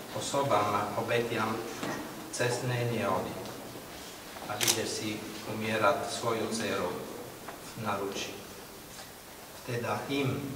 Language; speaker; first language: Slovak; non-native, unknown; Italian